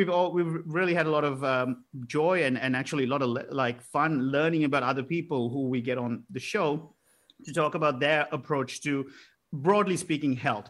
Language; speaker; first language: English; non-native, local second language; Sinhala